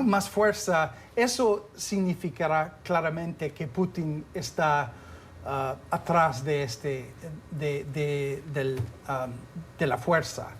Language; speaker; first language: Spanish; non-native, fluent; English